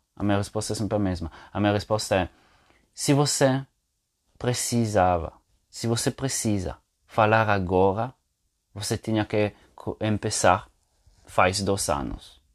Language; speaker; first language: Portuguese; non-native, fluent; Italian